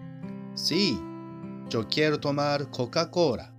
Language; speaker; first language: Spanish; non-native, fluent; Japanese